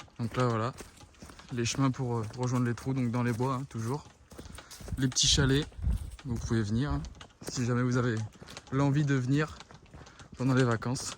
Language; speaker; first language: French; native; French